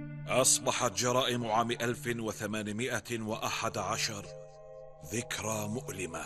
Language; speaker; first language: Arabic; native; Arabic